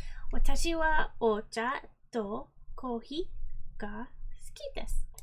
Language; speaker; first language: Japanese; non-native, learner; English